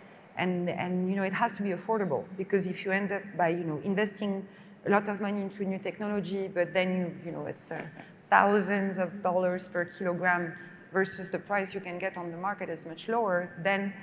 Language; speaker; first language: English; non-native, fluent; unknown